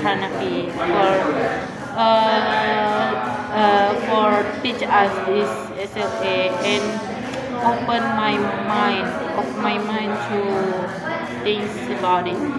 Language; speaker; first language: English; non-native, learner; Indonesian